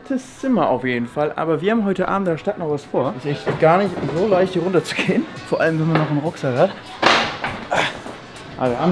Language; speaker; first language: German; native; German